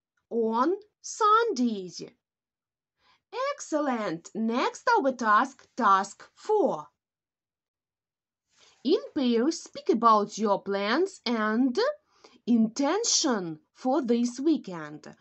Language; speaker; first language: English; non-native, fluent; Ukrainian